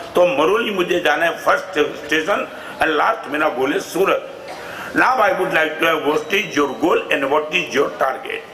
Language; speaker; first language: Hindi; non-native, local second language; Gujarati